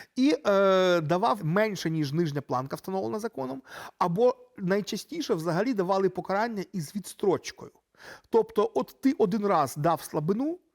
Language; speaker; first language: Ukrainian; native; Ukrainian